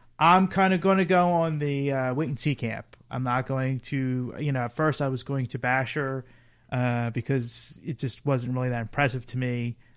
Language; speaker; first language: English; native; English